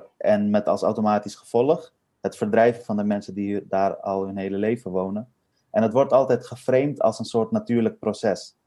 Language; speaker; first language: Dutch; early bilingual, other home language; Persian